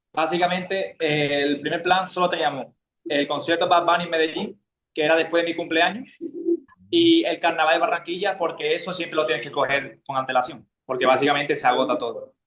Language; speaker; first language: Spanish; native; Spanish